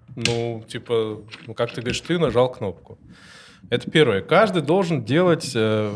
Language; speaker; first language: Russian; non-native, local second language; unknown